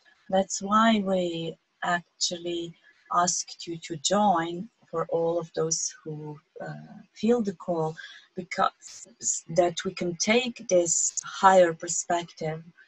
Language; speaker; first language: English; non-native, fluent; Slovenian